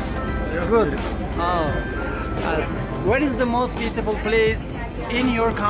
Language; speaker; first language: English; non-native, learner; Turkish